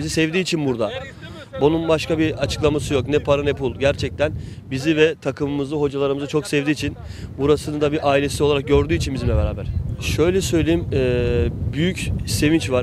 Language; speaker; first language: Turkish; native; Turkish